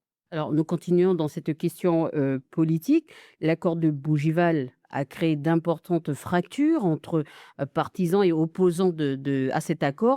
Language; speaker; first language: French; native; French